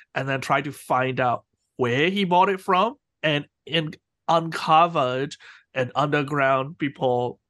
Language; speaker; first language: English; non-native, fluent; Burmese